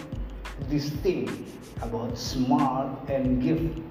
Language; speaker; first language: English; non-native, learner; Indonesian